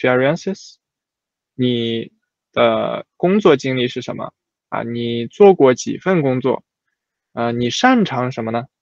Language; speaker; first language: Chinese; native; Chinese